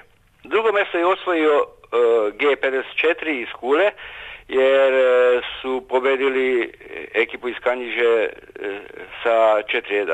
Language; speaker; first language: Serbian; non-native, local second language; Hungarian